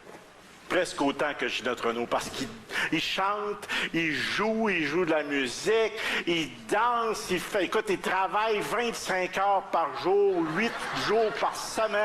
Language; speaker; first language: French; native; French